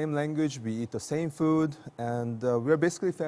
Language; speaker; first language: English; non-native, fluent; Korean